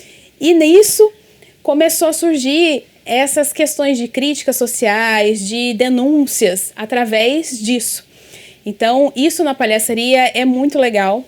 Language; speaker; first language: Portuguese; native; Portuguese